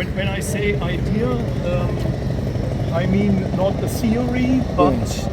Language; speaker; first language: English; non-native, learner; German